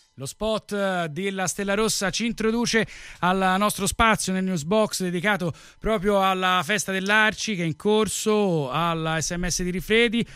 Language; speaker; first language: Italian; native; Italian